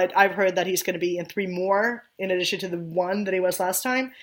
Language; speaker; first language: English; non-native, fluent; Swedish